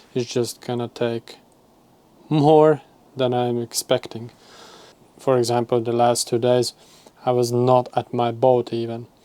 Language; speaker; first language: English; non-native, fluent; Latvian